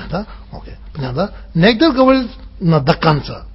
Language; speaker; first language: Russian; non-native, learner; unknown